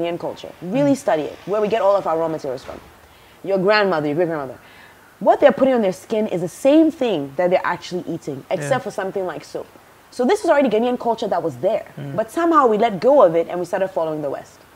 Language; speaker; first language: English; non-native, local second language; Akan